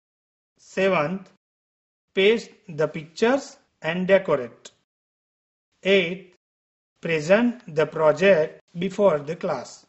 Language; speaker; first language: English; non-native, local second language; Gujarati